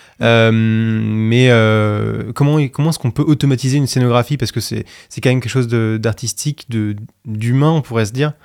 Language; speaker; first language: French; native; French